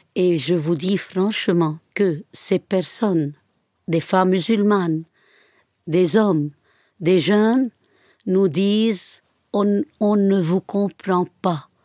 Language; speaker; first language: French; non-native, fluent; Arabic